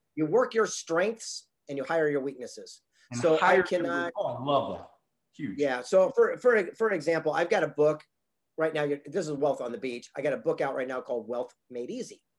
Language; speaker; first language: English; native; English